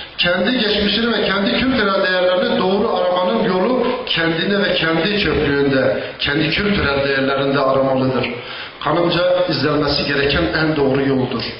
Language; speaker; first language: Turkish; non-native, local second language; Zaza